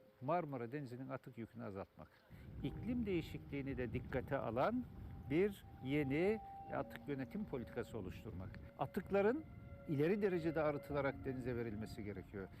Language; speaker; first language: Turkish; native; Turkish